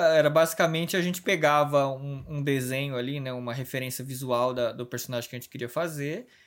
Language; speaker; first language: Portuguese; native; Portuguese